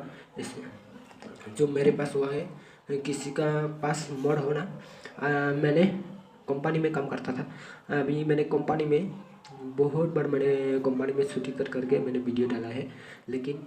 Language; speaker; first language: Hindi; non-native, local second language; Bodo